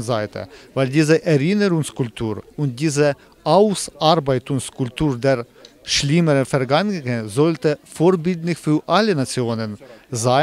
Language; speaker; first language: German; non-native, fluent; Ukrainian